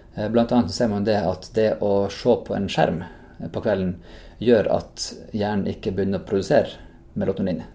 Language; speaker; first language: Norwegian; native; Norwegian